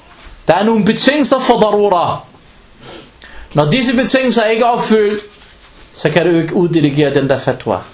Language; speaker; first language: Danish; non-native, local second language; Arabic